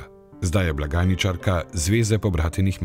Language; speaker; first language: Slovenian; native; Slovenian